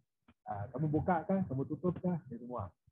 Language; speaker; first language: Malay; non-native, local second language; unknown